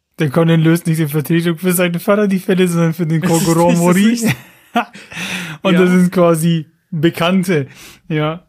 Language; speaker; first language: German; native; German